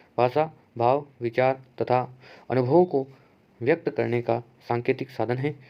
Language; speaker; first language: Hindi; native; Hindi